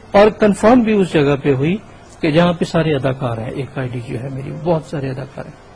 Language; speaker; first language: Urdu; non-native, local second language; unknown